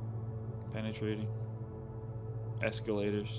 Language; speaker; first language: English; native; English